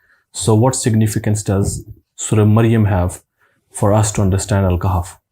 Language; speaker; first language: English; non-native, local second language; Urdu